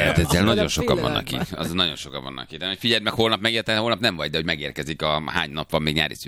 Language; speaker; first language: Hungarian; native; Hungarian